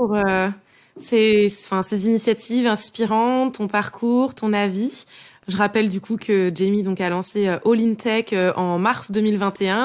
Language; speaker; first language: French; native; French